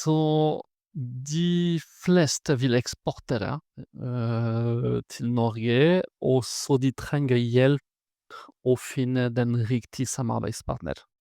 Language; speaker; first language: Norwegian; non-native, fluent; French